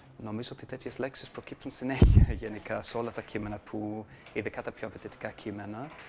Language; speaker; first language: Greek; non-native, fluent; English